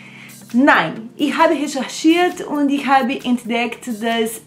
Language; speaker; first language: German; non-native, fluent; Portuguese